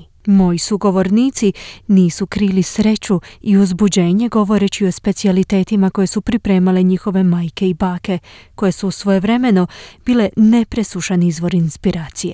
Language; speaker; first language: Croatian; native; Croatian